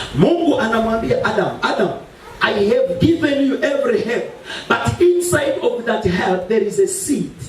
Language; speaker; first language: English; non-native, local second language; Swahili